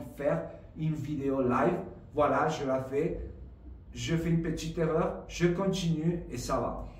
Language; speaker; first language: French; non-native, fluent; Spanish